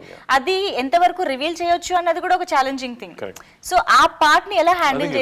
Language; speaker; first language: Telugu; native; Telugu